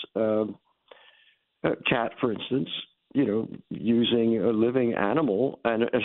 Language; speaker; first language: English; native; English